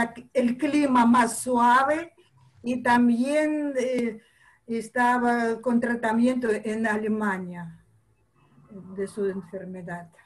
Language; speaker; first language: Spanish; non-native, fluent; Russian